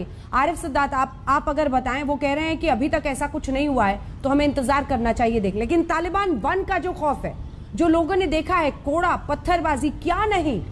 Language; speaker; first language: Hindi; native; Hindi